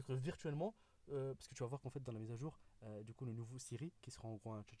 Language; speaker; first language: French; native; French